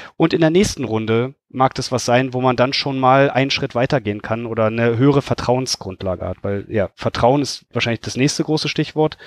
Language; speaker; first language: German; native; German